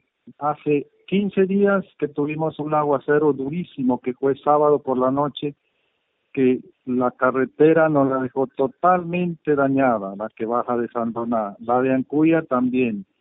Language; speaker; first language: Spanish; native; Spanish